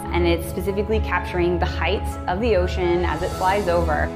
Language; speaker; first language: English; native; English